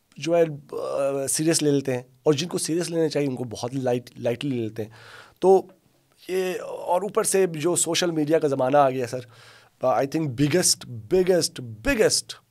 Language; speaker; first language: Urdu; non-native, local second language; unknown